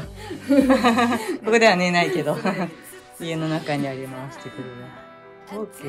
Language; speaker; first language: Japanese; native; Japanese